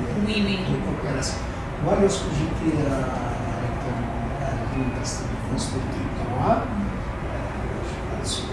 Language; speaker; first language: French; non-native, local second language; Arabic